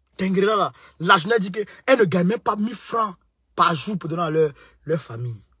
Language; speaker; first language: French; non-native, local second language; Bambara